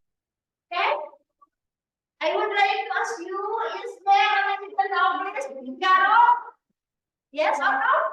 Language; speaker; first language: English; non-native, learner; Indonesian